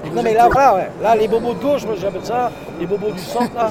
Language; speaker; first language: French; native; French